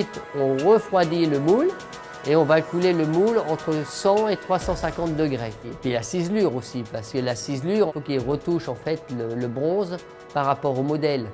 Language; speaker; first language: French; native; French